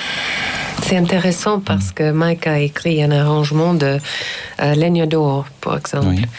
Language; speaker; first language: French; non-native, fluent; English